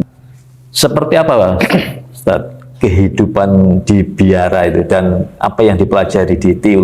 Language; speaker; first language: Malay; native; Malay